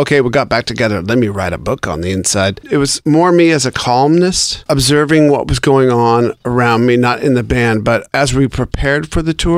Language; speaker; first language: English; native; English